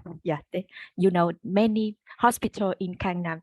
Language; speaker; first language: English; non-native, learner; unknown